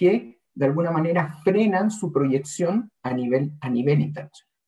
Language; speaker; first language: Spanish; native; Spanish